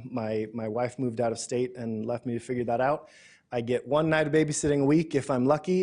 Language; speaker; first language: English; native; English